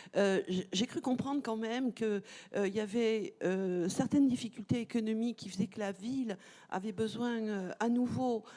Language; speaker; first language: French; native; French